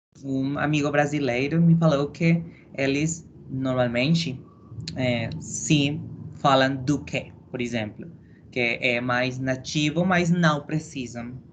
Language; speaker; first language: Portuguese; non-native, learner; Spanish